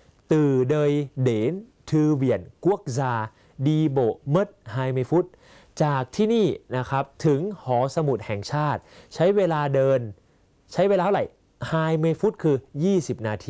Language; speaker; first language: Thai; native; Thai